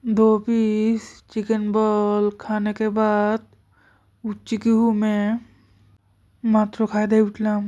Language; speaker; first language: Hindi; non-native, learner; Bangla